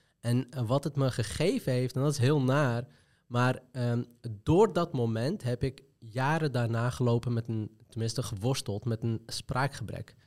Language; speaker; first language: Dutch; early bilingual, other home language; Arabic